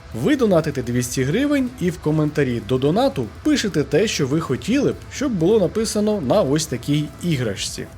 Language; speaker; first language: Ukrainian; native; Ukrainian